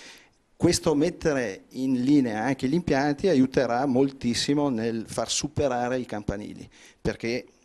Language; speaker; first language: Italian; native; Italian